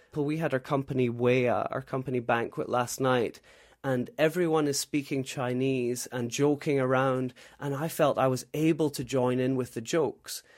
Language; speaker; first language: English; native; English